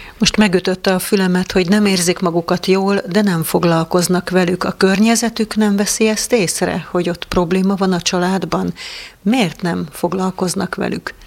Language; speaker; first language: Hungarian; native; Hungarian